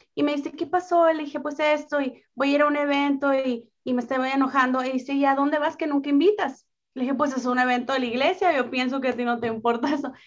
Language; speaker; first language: Spanish; native; Spanish